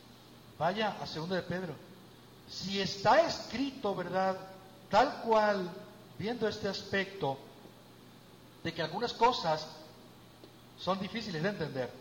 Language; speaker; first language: Spanish; native; Spanish